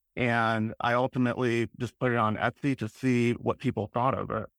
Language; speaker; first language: English; native; English